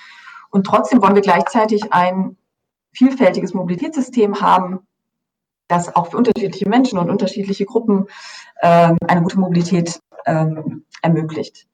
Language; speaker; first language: German; native; German